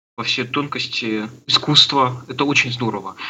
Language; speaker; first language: Russian; native; Russian